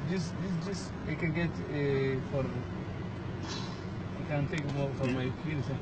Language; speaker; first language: English; non-native, learner; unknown